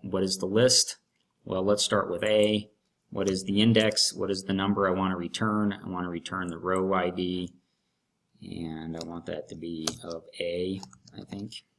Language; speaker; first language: English; native; English